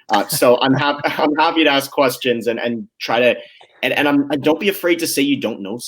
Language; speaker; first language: English; native; English